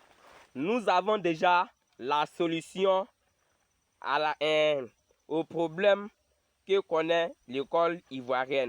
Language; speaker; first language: French; non-native, local second language; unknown